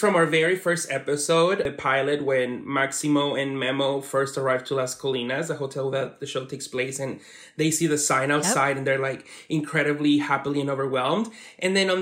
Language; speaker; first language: English; non-native, fluent; Spanish